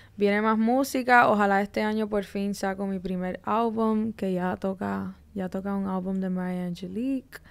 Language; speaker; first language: Spanish; early bilingual, heritage; Spanish